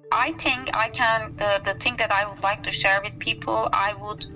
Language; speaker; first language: English; non-native, fluent; Turkish